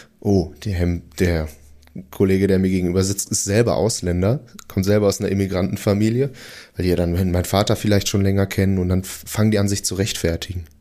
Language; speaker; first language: German; early bilingual, other home language; Portuguese